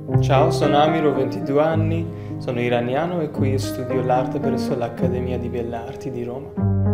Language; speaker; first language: Italian; non-native, fluent; Persian